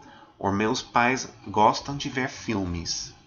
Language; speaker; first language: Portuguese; non-native, fluent; English